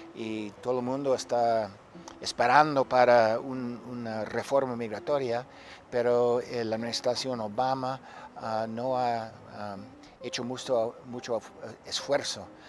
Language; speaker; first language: Spanish; non-native, fluent; English